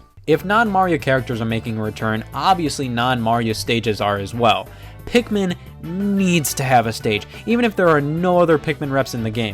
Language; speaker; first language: English; native; English